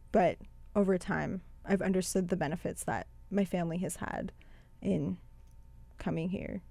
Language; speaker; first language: English; early bilingual, other home language; Persian